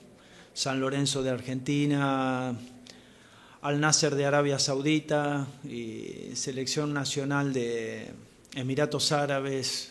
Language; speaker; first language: Spanish; non-native, fluent; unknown